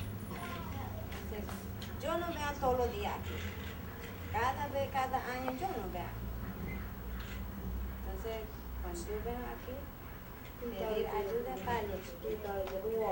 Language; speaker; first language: Spanish; non-native, local second language; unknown